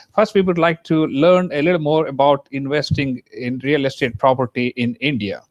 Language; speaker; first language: English; non-native, local second language; Kannada